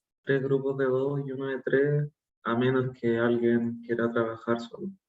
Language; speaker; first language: Spanish; native; Spanish